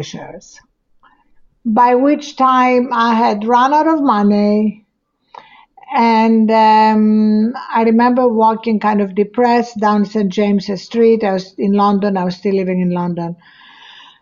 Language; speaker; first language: English; non-native, fluent; Greek